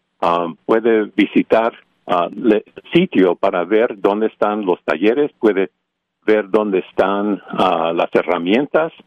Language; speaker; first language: Spanish; early bilingual, heritage; Spanish